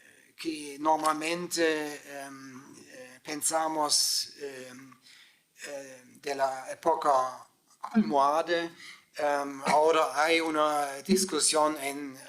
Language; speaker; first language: Spanish; non-native, fluent; German